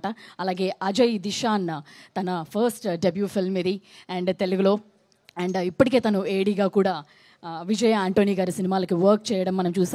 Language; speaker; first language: Telugu; native; Telugu